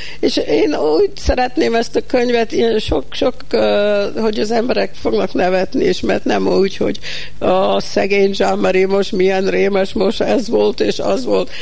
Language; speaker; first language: Hungarian; early bilingual, heritage; Hungarian